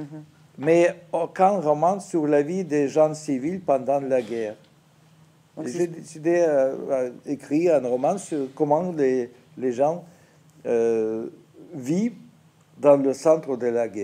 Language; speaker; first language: French; non-native, fluent; Russian